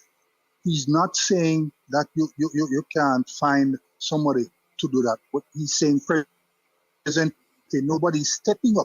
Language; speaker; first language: English; non-native, local second language; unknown